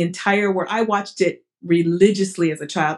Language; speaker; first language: English; early bilingual, other home language; Portuguese